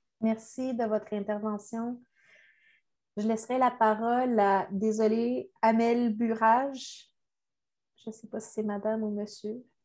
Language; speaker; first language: French; native; French